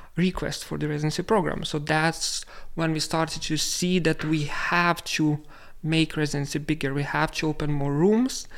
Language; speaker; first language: English; non-native, fluent; Lithuanian